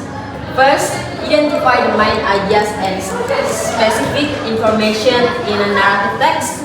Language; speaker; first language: English; non-native, learner; Indonesian